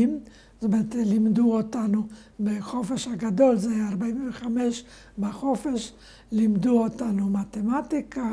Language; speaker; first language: Hebrew; non-native, fluent; Polish